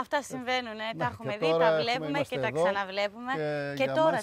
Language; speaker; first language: Greek; native; Greek